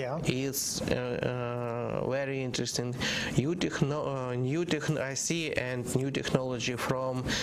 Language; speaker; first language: English; non-native, learner; Ukrainian